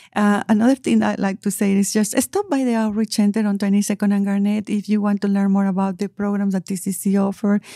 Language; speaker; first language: English; non-native, fluent; Spanish